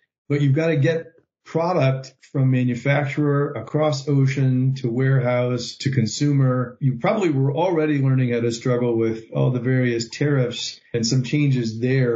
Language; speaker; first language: English; native; English